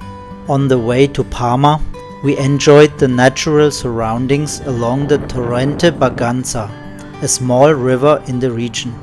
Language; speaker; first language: English; non-native, learner; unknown